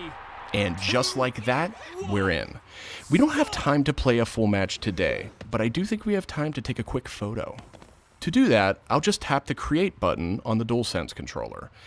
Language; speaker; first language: English; native; English